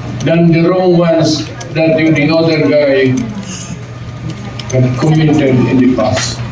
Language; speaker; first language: English; non-native, local second language; Cebuano